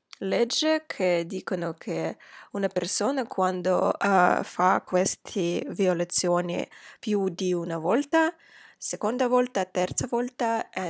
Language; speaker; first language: Italian; non-native, fluent; Russian